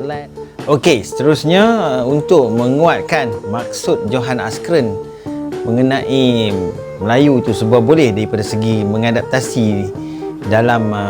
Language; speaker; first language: Malay; native; Malay